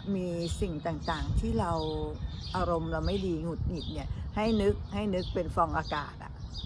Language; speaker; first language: Thai; native; Thai